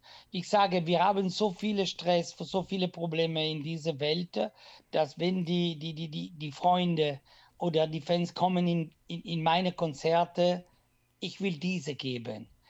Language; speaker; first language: German; non-native, fluent; Italian